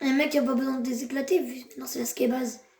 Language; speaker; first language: French; native; French